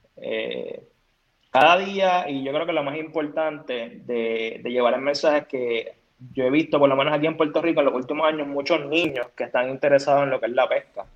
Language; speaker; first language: Spanish; native; Spanish